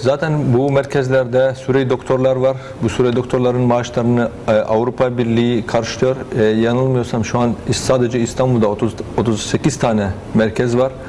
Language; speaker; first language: Turkish; non-native, fluent; Arabic